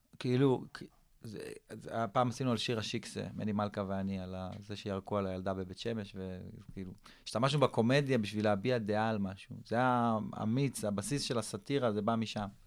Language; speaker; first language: Hebrew; early bilingual, other home language; English